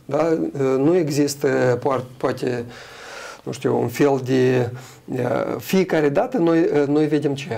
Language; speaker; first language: Romanian; non-native, local second language; Russian